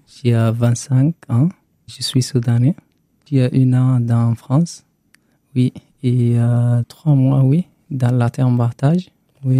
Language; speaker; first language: French; non-native, learner; Arabic